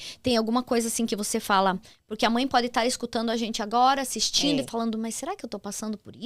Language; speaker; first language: Portuguese; native; Portuguese